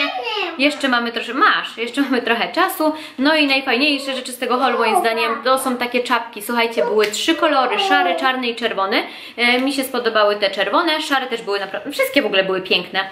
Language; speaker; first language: Polish; native; Polish